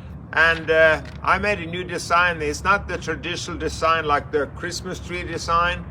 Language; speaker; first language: English; non-native, fluent; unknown